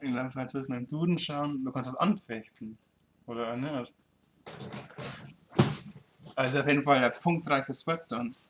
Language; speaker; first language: German; native; German